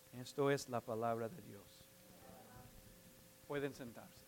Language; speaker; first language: Spanish; non-native, fluent; English